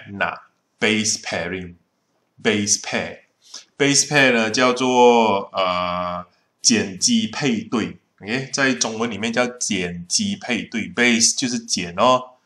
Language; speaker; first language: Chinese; native; Chinese